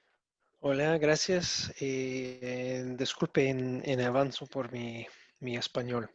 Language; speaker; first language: Spanish; non-native, learner; English